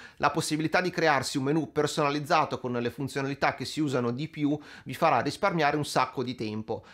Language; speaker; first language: Italian; native; Italian